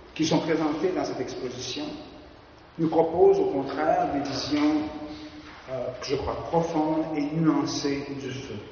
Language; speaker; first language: French; native; French